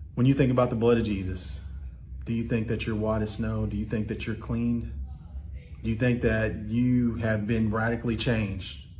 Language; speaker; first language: English; native; English